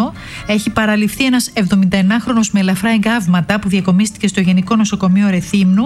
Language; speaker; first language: Greek; native; Greek